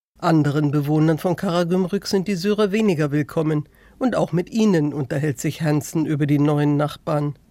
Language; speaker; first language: German; native; German